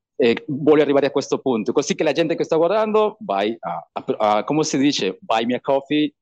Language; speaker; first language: Italian; non-native, learner; Spanish